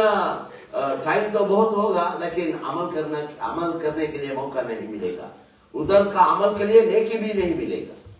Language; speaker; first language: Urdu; non-native, fluent; Tamil